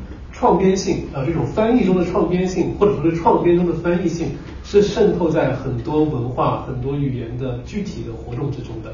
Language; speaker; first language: Chinese; native; Chinese